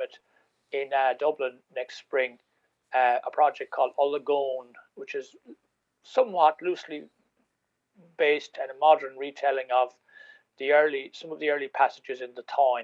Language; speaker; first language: English; native; English